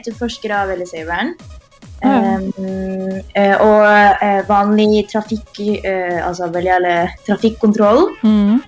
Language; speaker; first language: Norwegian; early bilingual, other home language; Tamil